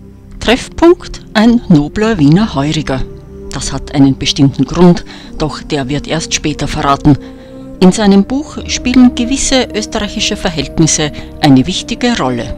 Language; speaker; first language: German; native; German